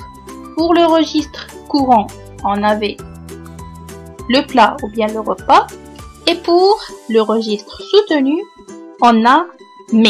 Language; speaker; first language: French; non-native, local second language; Arabic